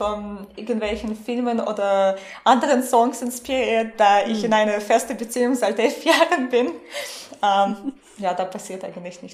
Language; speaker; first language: German; non-native, fluent; Russian